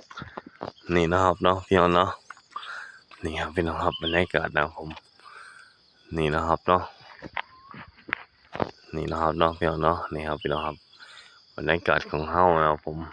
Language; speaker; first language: Thai; non-native, local second language; Northeastern Thai